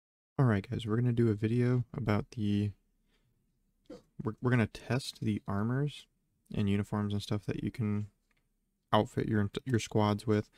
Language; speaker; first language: English; native; English